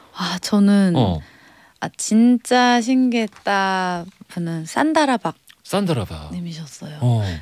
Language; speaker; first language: Korean; native; Korean